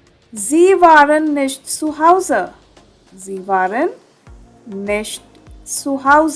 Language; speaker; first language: German; non-native, fluent; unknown